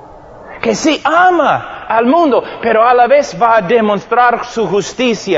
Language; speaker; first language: Spanish; non-native, fluent; English